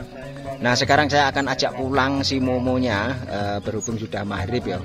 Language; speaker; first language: Indonesian; non-native, local second language; Javanese